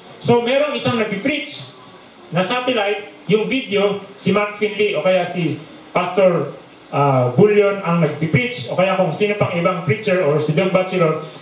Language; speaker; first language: Filipino; non-native, local second language; Bikol